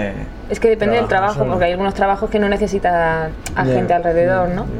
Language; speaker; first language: Spanish; native; Spanish